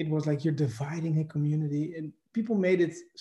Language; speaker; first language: English; non-native, fluent; Dutch